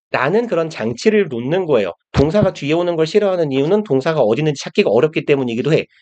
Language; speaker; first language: Korean; native; Korean